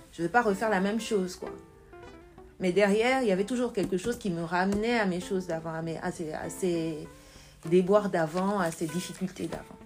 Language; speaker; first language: French; native; French